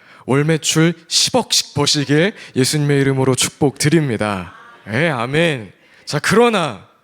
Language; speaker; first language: Korean; native; Korean